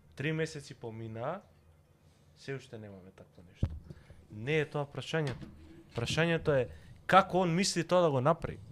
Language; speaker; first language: Macedonian; native; Macedonian